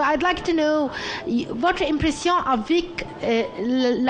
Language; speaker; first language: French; non-native, learner; Arabic